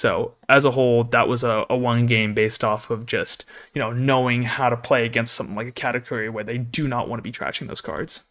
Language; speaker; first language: English; native; English